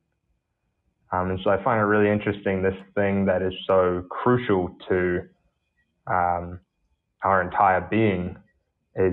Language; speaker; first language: English; native; English